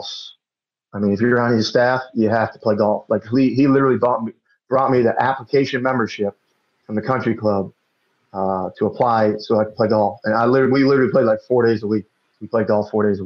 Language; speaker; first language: English; native; English